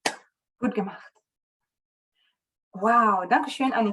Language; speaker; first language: German; non-native, learner; Dutch